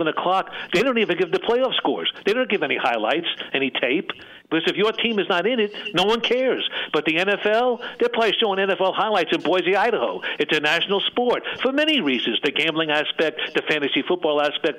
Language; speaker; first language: English; native; English